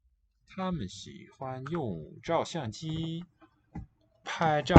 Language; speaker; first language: Chinese; non-native, learner; English